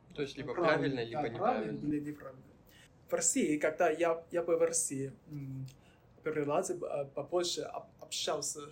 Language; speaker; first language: Russian; non-native, fluent; Chinese